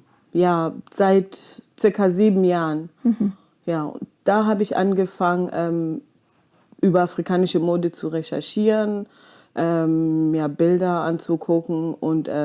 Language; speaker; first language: German; early bilingual, other home language; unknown